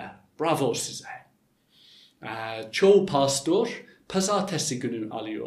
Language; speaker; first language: Turkish; non-native, fluent; English